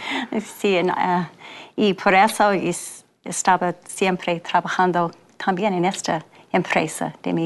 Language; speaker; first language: Spanish; non-native, learner; English